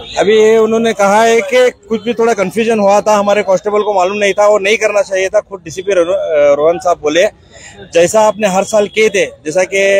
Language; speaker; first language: Hindi; non-native, local second language; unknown